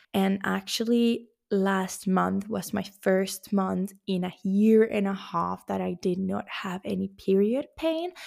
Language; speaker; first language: English; non-native, fluent; Finnish